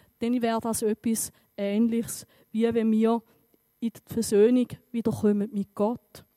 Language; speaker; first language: German; native; German